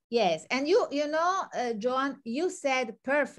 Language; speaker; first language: English; non-native, fluent; Italian